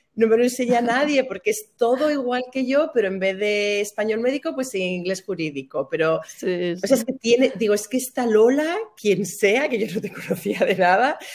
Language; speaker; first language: Spanish; native; Spanish